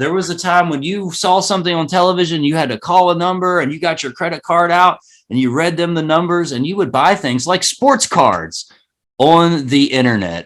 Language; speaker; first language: English; native; English